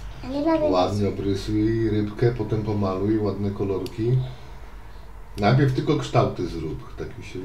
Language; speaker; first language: Polish; native; Polish